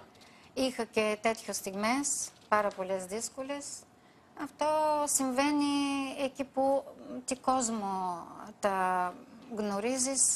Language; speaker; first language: Greek; non-native, fluent; Bulgarian